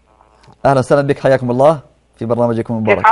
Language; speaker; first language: Arabic; native; Arabic